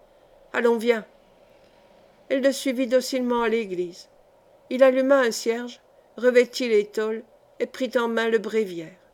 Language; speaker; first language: French; native; French